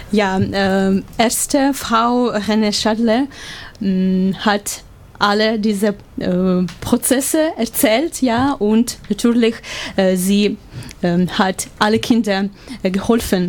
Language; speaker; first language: German; non-native, learner; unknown